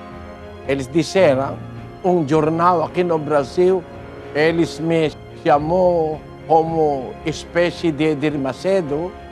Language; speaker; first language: Portuguese; non-native, learner; Filipino